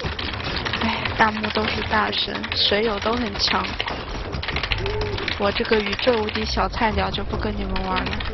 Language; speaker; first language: Chinese; native; Chinese